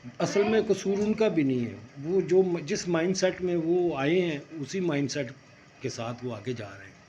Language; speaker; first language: Urdu; non-native, local second language; Punjabi